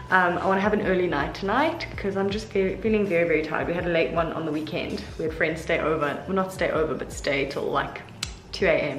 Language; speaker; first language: English; native; English